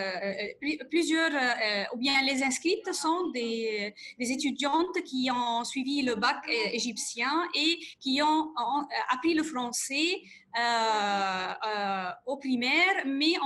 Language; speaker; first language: French; non-native, fluent; Arabic